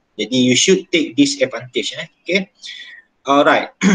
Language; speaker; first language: English; non-native, local second language; Malay